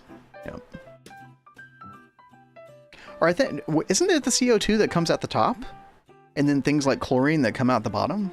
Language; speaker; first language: English; native; English